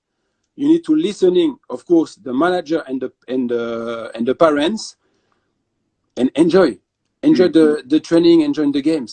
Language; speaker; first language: English; non-native, fluent; French